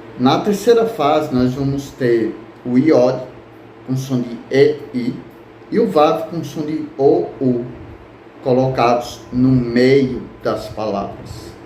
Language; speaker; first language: Portuguese; native; Portuguese